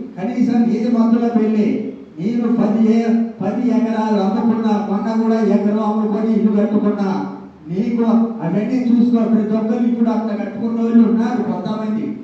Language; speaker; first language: Telugu; native; Telugu